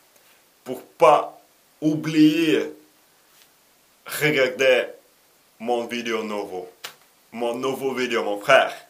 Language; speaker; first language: French; non-native, learner; Russian